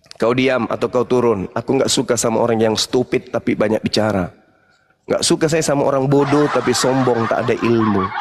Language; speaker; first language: Indonesian; native; Indonesian